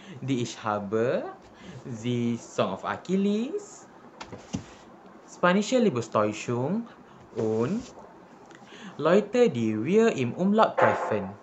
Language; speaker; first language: German; non-native, learner; Malay